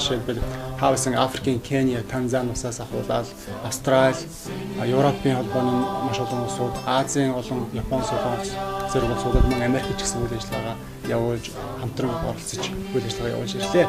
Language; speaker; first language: Mongolian; native; Mongolian